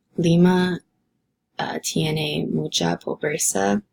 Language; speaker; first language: Spanish; non-native, learner; English